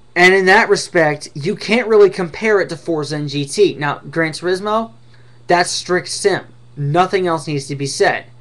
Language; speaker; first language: English; native; English